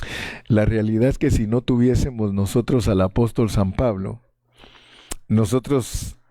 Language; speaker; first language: Spanish; native; Spanish